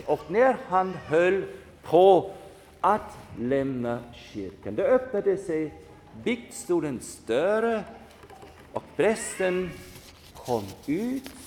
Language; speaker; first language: Swedish; non-native, fluent; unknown